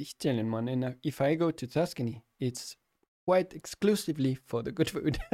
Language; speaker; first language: English; non-native, fluent; French